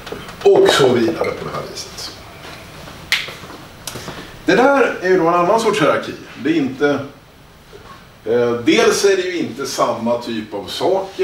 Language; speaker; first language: Swedish; native; Swedish